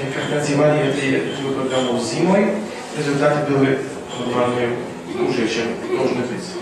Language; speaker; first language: Russian; non-native, fluent; Polish